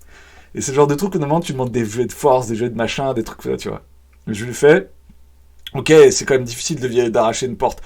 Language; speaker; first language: French; native; French